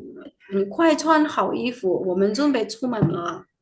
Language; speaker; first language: Chinese; non-native, fluent; Indonesian